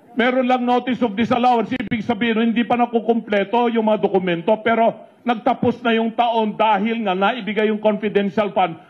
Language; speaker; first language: Filipino; non-native, local second language; Iloko